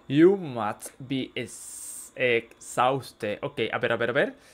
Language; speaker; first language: English; non-native, learner; Spanish